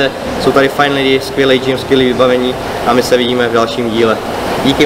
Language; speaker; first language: Czech; native; Czech